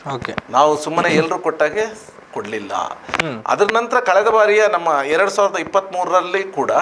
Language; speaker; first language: Kannada; native; Kannada